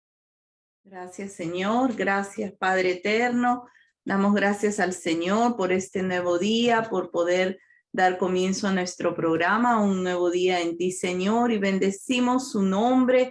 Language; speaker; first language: Spanish; native; Spanish